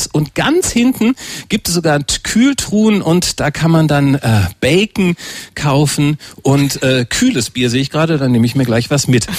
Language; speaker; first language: German; native; German